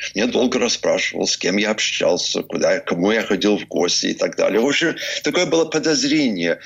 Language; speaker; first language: Russian; early bilingual, heritage; Russian